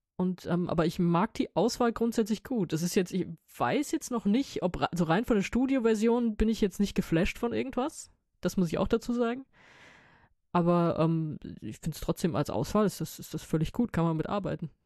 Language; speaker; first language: German; native; German